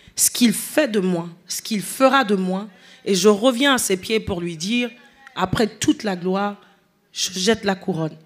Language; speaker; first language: French; non-native, local second language; Lingala